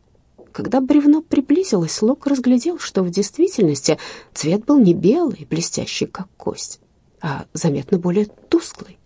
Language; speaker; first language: Russian; native; Russian